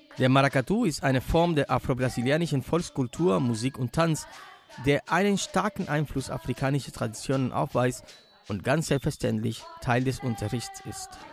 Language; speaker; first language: German; native; German